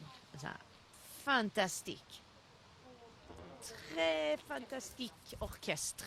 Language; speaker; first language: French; non-native, learner; Swedish